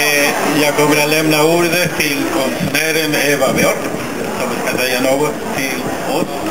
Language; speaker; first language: Swedish; non-native, fluent; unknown